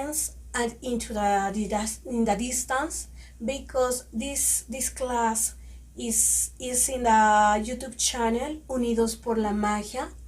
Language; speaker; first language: English; non-native, learner; Spanish